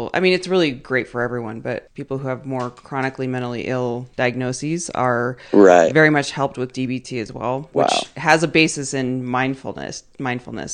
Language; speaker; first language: English; native; English